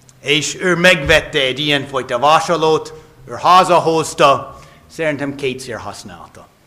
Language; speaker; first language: Hungarian; non-native, fluent; English